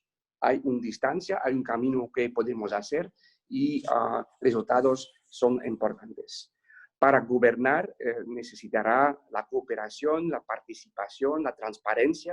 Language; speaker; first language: Spanish; non-native, fluent; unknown